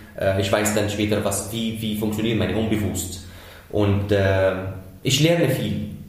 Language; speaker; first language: German; non-native, fluent; Arabic